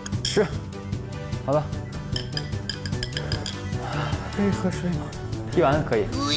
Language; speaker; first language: Chinese; native; Chinese